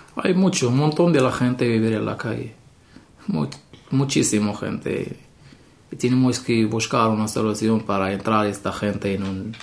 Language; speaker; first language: Spanish; non-native, learner; Arabic